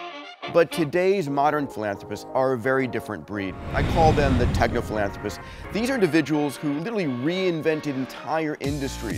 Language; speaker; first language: English; native; English